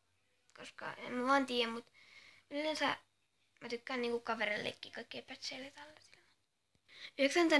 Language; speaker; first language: Finnish; native; Finnish